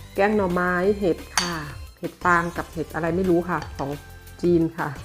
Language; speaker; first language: Thai; native; Thai